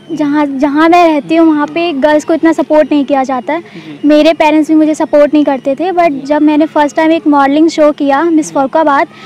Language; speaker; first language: Hindi; native; Hindi